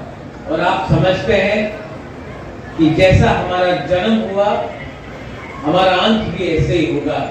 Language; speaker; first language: Hindi; non-native, local second language; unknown